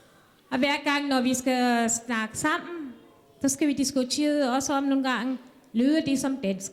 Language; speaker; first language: Danish; non-native, fluent; Tamil